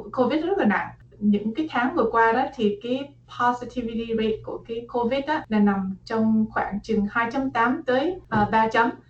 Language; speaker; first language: Vietnamese; early bilingual, heritage; Vietnamese